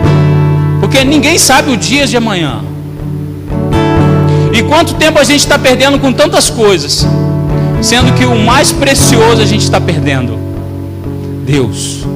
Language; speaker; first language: Portuguese; native; Portuguese